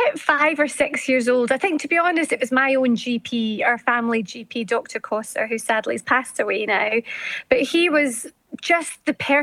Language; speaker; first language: English; native; English